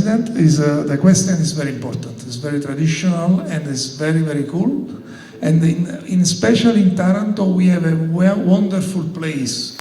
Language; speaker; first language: English; non-native, learner; Italian